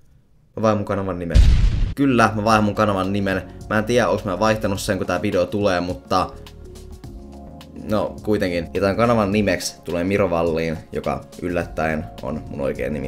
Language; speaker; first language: Finnish; native; Finnish